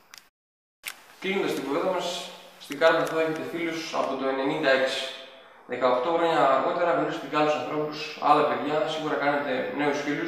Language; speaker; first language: Greek; native; Greek